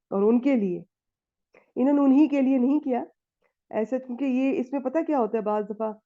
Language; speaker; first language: Urdu; native; Urdu